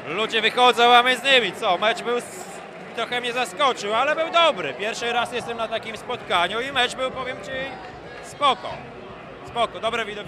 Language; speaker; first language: Polish; native; Polish